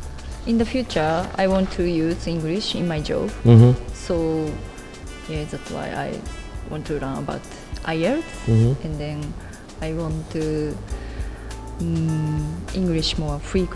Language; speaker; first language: English; non-native, learner; Japanese